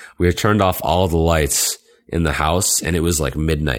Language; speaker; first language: English; native; English